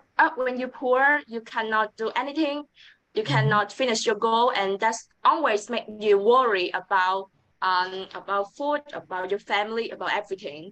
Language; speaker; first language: English; non-native, learner; Vietnamese